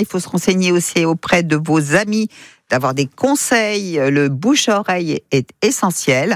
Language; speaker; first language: French; native; French